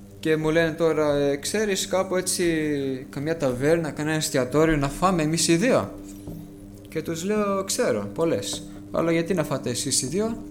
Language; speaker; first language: Greek; early bilingual, heritage; Greek